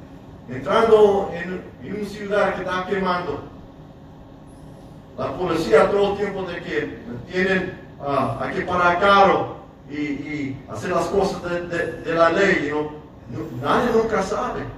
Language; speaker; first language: Spanish; early bilingual, heritage; English